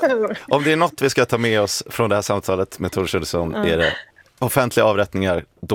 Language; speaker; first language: Swedish; native; Swedish